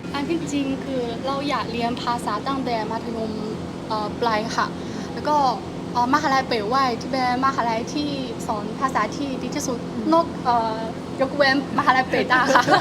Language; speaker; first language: Thai; non-native, fluent; Chinese